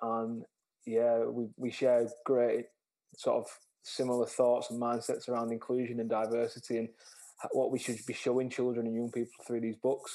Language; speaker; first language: English; native; English